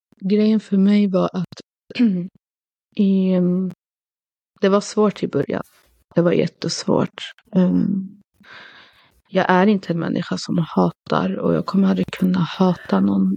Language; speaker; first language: Swedish; early bilingual, other home language; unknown